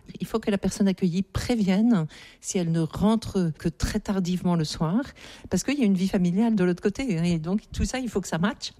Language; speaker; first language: French; native; French